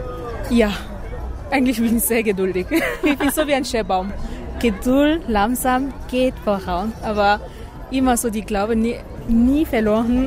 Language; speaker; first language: German; non-native, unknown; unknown